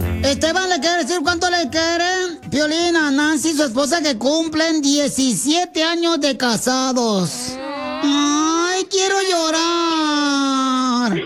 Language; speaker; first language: Spanish; native; Spanish